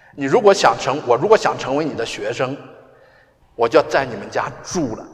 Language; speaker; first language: Chinese; native; Chinese